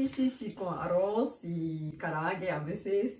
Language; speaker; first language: Spanish; non-native, learner; Japanese